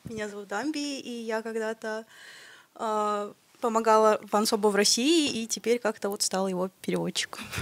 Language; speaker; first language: Russian; native; Russian